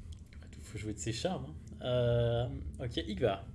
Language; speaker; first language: French; native; French